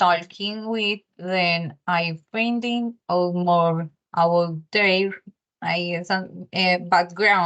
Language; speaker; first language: English; non-native, learner; Spanish